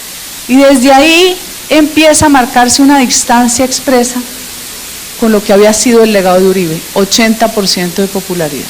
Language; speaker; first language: Spanish; native; Spanish